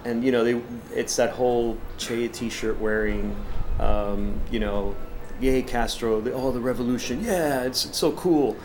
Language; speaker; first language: English; early bilingual, other home language; Spanish